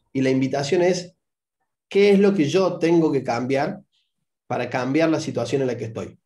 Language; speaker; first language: Spanish; native; Spanish